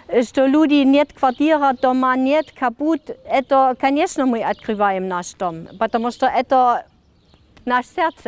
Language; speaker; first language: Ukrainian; non-native, learner; German